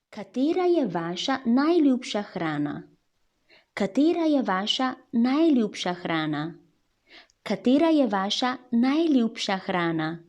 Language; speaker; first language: Slovenian; non-native, fluent; Chinese